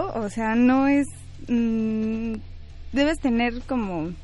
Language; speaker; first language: Spanish; native; Spanish